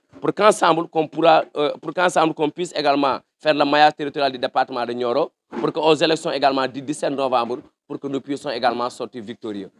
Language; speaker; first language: French; non-native, local second language; Wolof